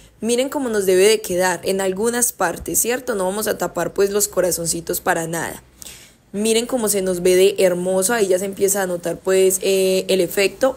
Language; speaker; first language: Spanish; native; Spanish